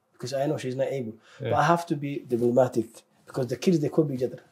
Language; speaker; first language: English; non-native, fluent; Somali